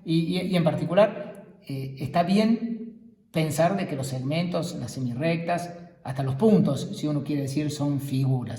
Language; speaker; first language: Spanish; native; Spanish